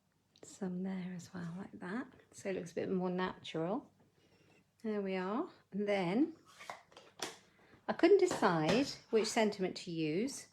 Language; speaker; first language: English; native; English